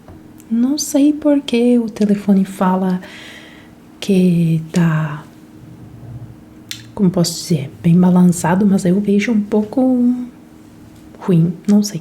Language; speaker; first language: Portuguese; non-native, fluent; Italian